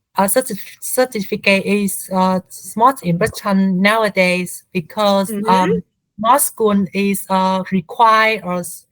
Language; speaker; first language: English; non-native, learner; Vietnamese